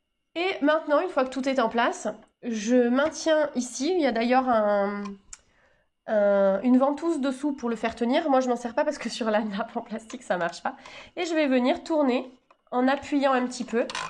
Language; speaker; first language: French; native; French